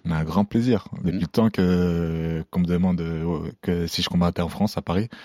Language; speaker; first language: French; non-native, local second language; Arabic